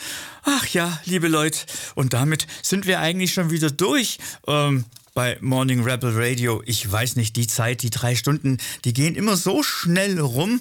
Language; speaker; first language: German; native; German